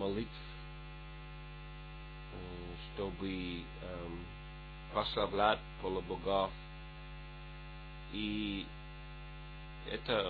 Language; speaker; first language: Russian; non-native, fluent; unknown